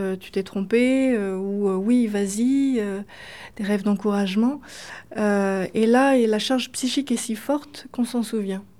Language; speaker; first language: French; native; French